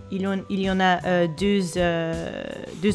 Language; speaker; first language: French; non-native, learner; Dutch